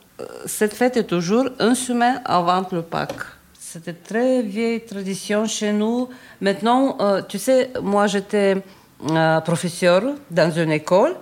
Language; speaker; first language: French; non-native, learner; Bulgarian